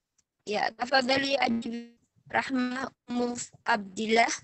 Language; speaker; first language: Indonesian; native; Indonesian